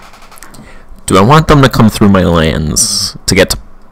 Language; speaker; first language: English; native; English